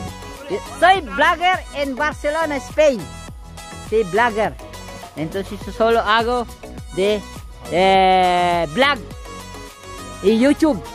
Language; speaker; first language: Spanish; non-native, learner; Filipino